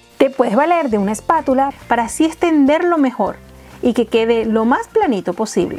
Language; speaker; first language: Spanish; native; Spanish